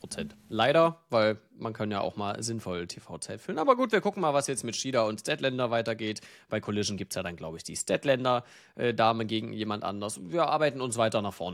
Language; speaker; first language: German; native; German